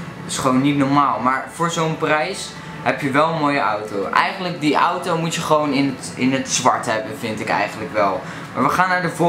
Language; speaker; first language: Dutch; native; Dutch